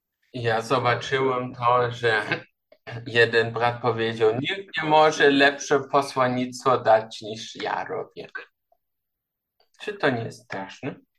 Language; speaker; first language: Polish; non-native, learner; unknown